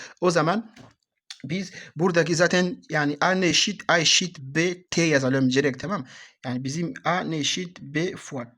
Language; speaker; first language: Turkish; non-native, learner; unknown